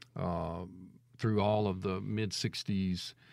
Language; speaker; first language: English; native; English